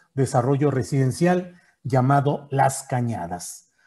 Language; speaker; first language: Spanish; native; Spanish